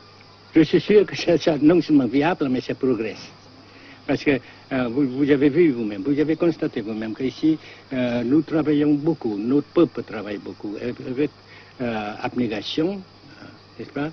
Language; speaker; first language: French; non-native, local second language; Vietnamese